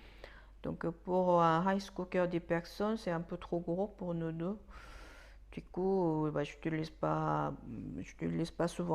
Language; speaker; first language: French; non-native, fluent; Korean